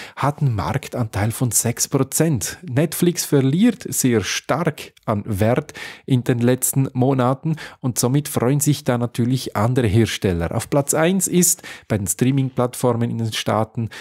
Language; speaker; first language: German; native; German